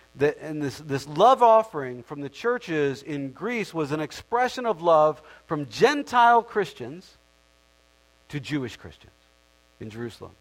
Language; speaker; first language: English; native; English